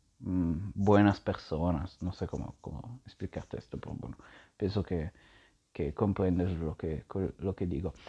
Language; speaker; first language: Spanish; non-native, learner; Italian